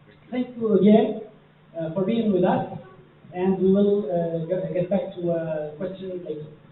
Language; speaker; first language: English; non-native, fluent; Arabic